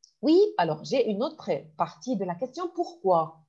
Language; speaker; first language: French; non-native, fluent; Arabic